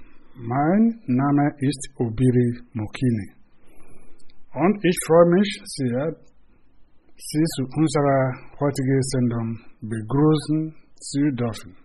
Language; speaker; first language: German; non-native, fluent; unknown